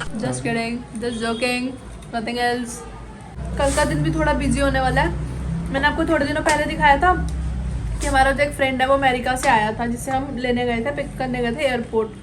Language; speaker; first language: Hindi; native; Hindi